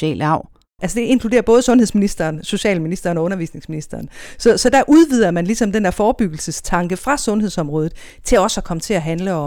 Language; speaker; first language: Danish; native; Danish